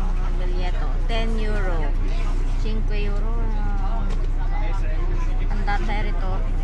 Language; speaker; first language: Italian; non-native, learner; Filipino